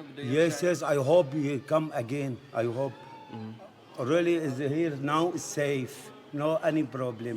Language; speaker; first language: English; non-native, learner; Arabic